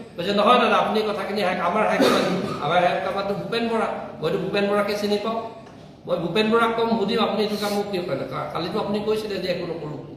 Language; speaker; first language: Assamese; non-native, local second language; Mising